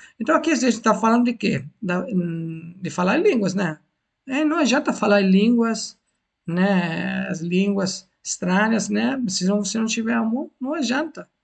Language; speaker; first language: Portuguese; non-native, fluent; Italian